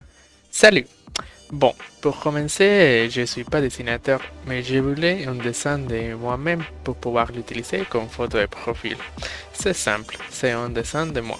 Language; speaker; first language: French; non-native, fluent; Spanish